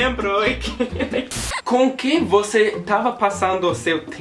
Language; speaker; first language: Portuguese; non-native, learner; English